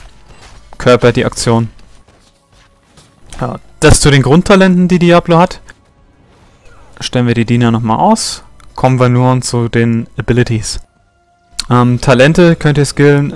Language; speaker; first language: German; native; German